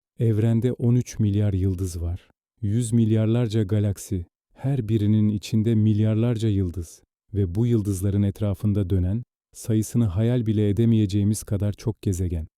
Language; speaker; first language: Turkish; native; Turkish